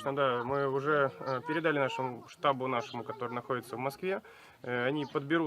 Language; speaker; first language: Russian; native; Russian